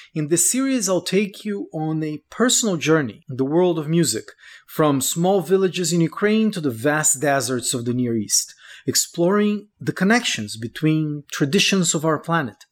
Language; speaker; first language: English; non-native, fluent; Portuguese